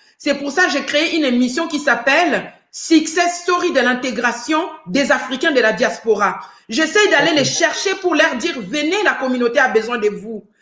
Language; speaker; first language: French; non-native, local second language; Lingala